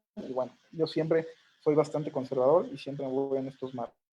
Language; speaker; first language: Spanish; native; Spanish